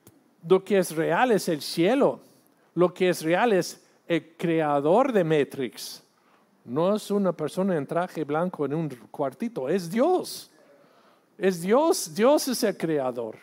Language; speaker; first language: Spanish; non-native, fluent; English